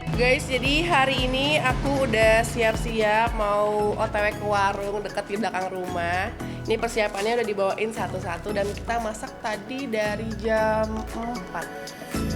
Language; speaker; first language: Indonesian; native; Indonesian